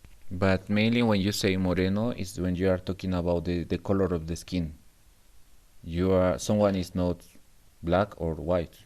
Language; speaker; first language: English; non-native, learner; Spanish